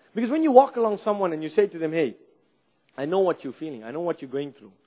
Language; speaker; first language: English; native; English